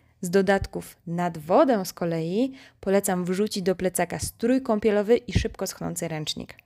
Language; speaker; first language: Polish; native; Polish